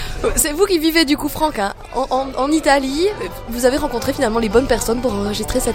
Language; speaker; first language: French; native; French